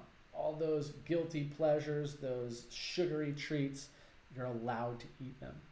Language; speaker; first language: English; native; English